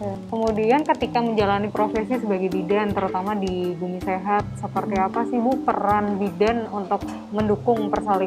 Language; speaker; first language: Indonesian; native; Indonesian